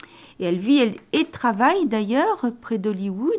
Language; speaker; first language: French; native; French